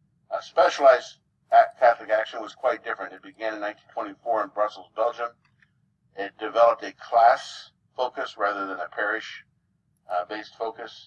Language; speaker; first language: English; native; English